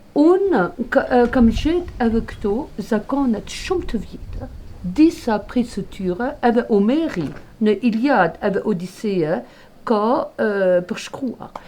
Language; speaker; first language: Albanian; non-native, learner; French